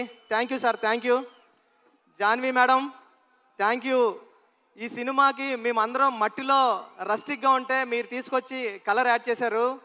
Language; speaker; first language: Telugu; native; Telugu